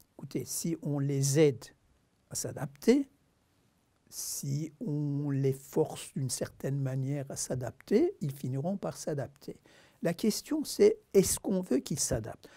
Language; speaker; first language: French; non-native, fluent; Turkish